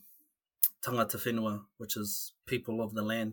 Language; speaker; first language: English; native; English